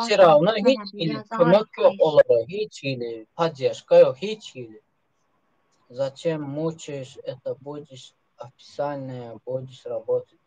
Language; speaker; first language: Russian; non-native, learner; Turkmen